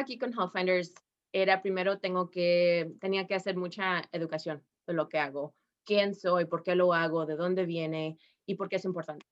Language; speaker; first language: Spanish; early bilingual, heritage; Spanish